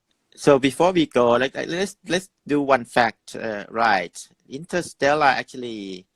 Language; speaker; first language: English; non-native, fluent; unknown